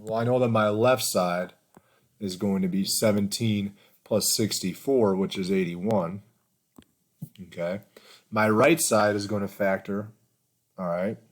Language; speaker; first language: English; native; English